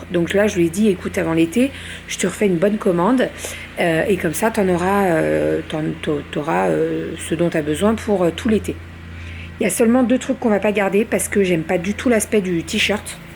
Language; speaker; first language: French; native; French